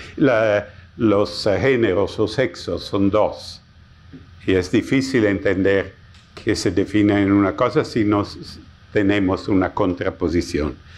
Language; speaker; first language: Spanish; non-native, fluent; Italian